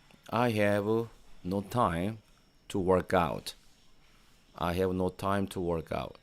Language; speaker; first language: English; non-native, fluent; Korean